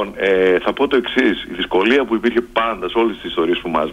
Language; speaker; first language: Greek; native; Greek